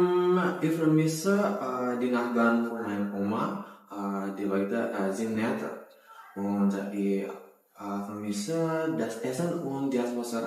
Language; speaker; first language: German; non-native, learner; Indonesian